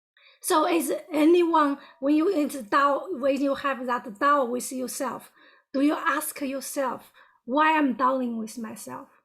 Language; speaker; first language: English; non-native, fluent; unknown